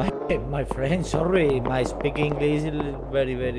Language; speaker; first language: English; non-native, learner; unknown